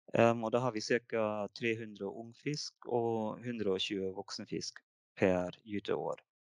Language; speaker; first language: Norwegian; non-native, fluent; German